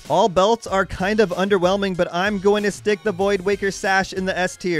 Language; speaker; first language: English; native; English